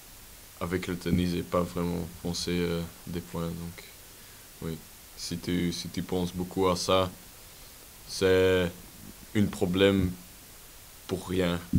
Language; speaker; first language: French; non-native, local second language; Dutch